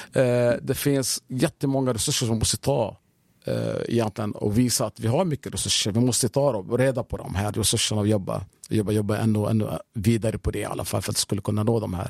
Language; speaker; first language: Swedish; non-native, fluent; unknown